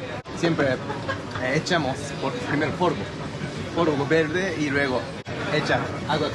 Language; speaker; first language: Spanish; non-native, learner; Japanese